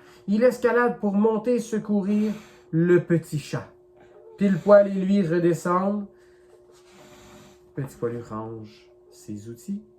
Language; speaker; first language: French; native; French